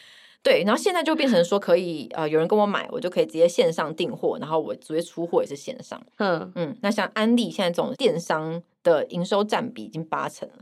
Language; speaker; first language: Chinese; native; Chinese